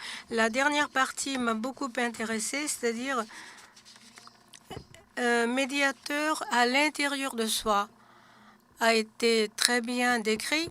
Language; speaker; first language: French; non-native, fluent; Japanese